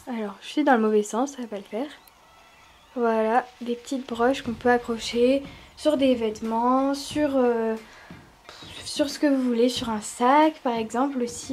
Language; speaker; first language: French; native; French